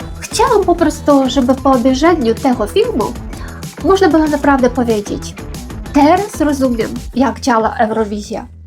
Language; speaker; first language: Polish; non-native, fluent; Ukrainian